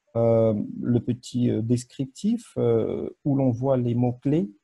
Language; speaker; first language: French; non-native, fluent; Russian